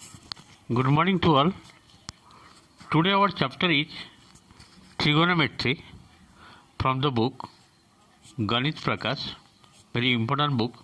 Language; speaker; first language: English; non-native, local second language; Bangla